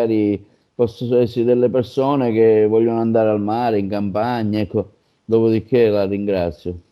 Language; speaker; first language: Italian; native; Italian